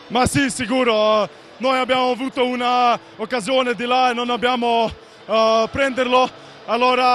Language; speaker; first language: Italian; non-native, learner; Slovenian